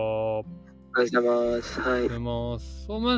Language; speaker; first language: Japanese; non-native, learner; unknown